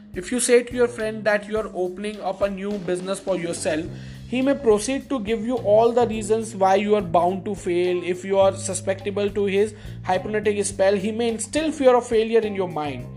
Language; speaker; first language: English; non-native, local second language; Hindi